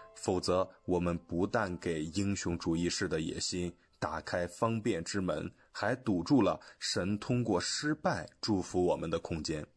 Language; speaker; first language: Chinese; non-native, fluent; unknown